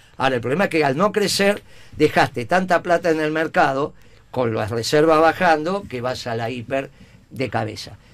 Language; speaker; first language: Spanish; native; Spanish